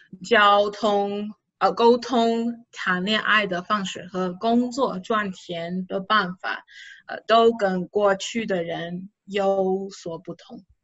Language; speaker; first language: Chinese; non-native, fluent; English